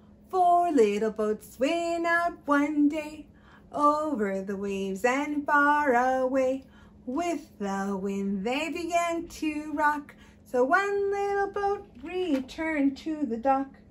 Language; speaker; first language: English; early bilingual, other home language; Spanish